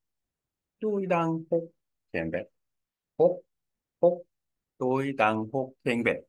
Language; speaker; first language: Vietnamese; non-native, learner; Korean